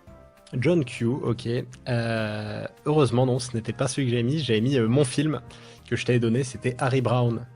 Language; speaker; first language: French; native; French